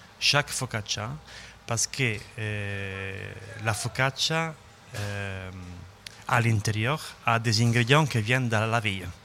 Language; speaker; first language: French; non-native, learner; Italian